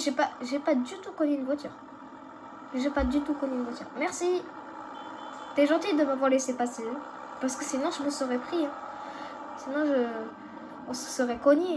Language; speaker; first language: French; native; French